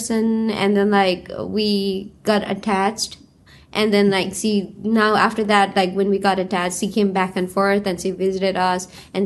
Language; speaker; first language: English; non-native, local second language; Nepali